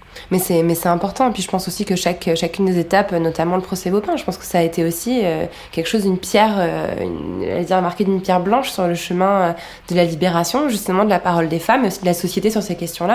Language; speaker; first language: French; native; French